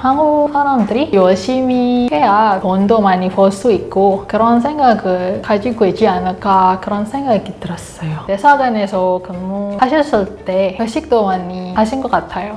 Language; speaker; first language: Korean; non-native, fluent; Indonesian